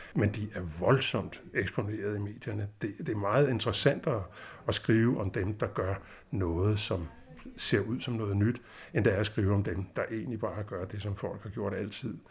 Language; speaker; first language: Danish; native; Danish